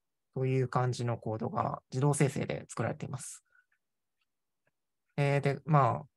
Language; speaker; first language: Japanese; native; Japanese